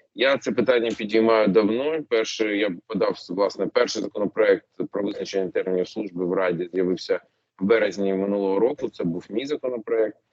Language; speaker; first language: Ukrainian; non-native, local second language; Russian